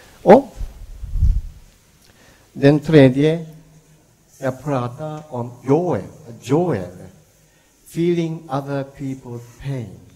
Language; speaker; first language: Swedish; non-native, learner; Japanese